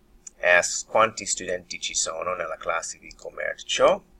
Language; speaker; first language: Italian; non-native, fluent; English